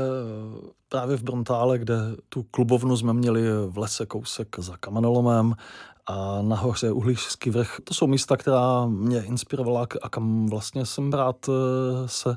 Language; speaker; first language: Czech; native; Czech